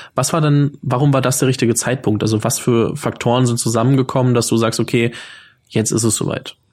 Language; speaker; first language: German; native; German